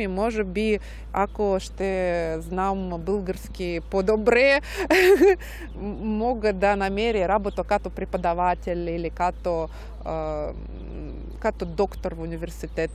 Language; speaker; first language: Bulgarian; non-native, learner; Russian